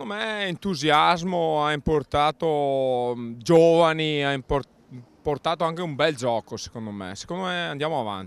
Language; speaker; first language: Italian; native; Italian